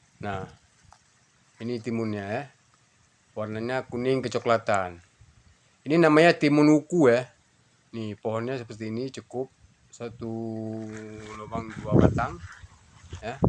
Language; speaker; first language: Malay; non-native, local second language; Achinese